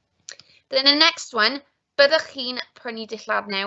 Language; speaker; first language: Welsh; non-native, local second language; English